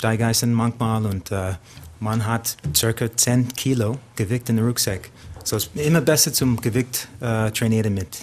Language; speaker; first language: German; non-native, learner; English